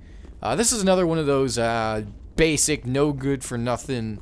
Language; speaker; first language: English; native; English